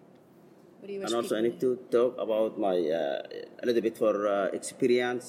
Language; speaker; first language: English; non-native, learner; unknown